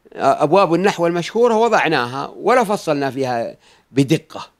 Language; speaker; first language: Arabic; native; Arabic